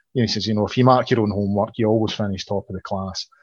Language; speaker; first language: English; native; English